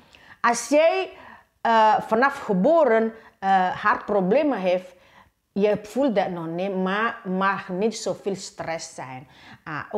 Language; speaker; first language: Dutch; non-native, learner; Indonesian